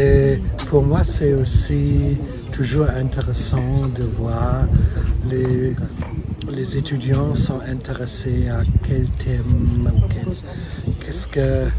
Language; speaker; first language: French; non-native, fluent; German